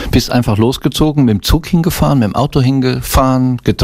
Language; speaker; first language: German; native; German